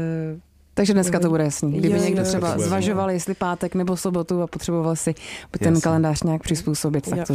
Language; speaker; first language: Czech; native; Czech